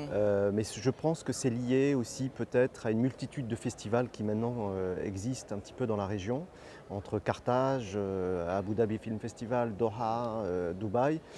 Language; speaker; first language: French; non-native, local second language; Arabic